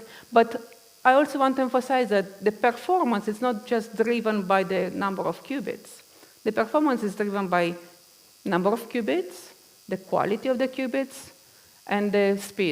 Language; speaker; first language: English; non-native, fluent; Romanian